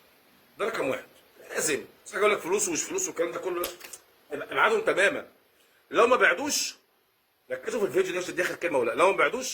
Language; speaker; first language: Arabic; native; Arabic